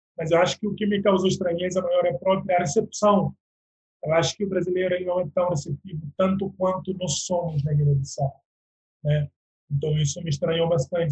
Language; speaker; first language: Portuguese; non-native, local second language; Upper Guinea Crioulo